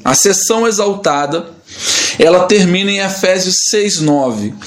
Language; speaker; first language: Portuguese; native; Portuguese